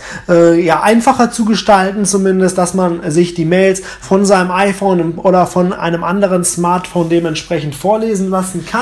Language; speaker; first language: German; native; German